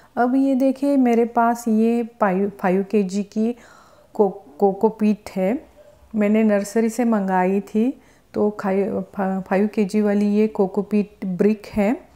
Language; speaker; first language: Hindi; non-native, local second language; Marathi